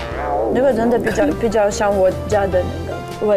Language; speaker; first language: Chinese; non-native, fluent; Russian